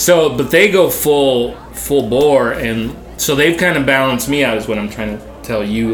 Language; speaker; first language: English; early bilingual, other home language; Spanish